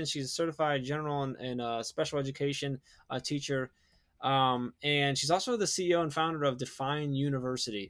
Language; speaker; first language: English; native; English